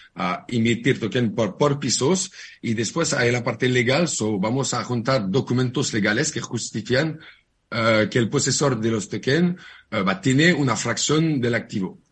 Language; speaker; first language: Spanish; non-native, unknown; French